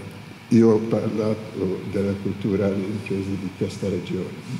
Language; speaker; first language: Italian; non-native, learner; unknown